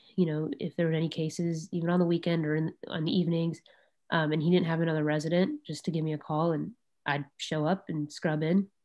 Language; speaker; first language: English; native; English